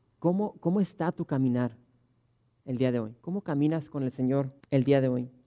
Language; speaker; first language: Spanish; early bilingual, heritage; Spanish